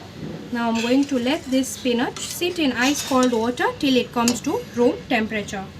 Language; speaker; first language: English; non-native, local second language; Gujarati